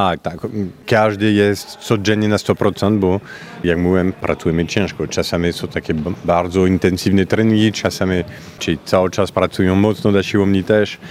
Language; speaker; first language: Polish; non-native, fluent; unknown